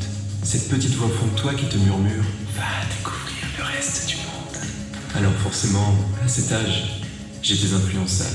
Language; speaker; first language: French; native; French